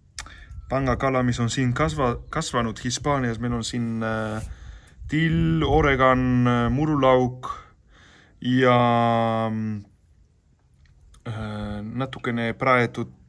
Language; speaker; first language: Estonian; non-native, learner; Spanish